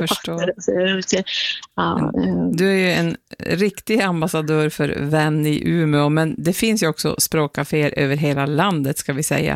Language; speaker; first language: Swedish; native; Swedish